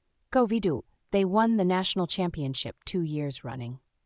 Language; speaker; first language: English; non-native, fluent; Vietnamese